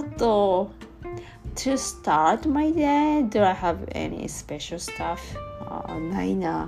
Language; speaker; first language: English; non-native, learner; Japanese